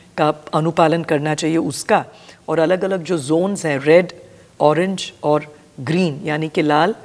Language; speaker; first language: Hindi; non-native, local second language; Gujarati